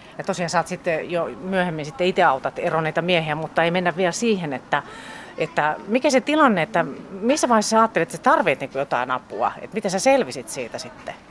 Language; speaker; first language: Finnish; native; Finnish